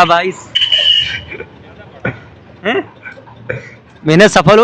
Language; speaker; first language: Hindi; native; Hindi